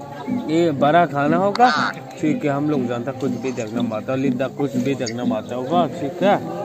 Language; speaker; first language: Hindi; non-native, local second language; Mizo